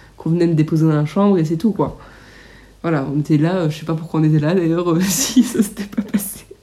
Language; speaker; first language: French; native; French